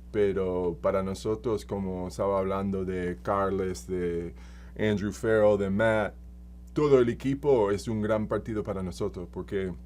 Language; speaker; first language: Spanish; early bilingual, heritage; Spanish